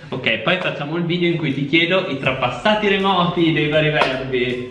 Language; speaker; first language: Italian; native; Italian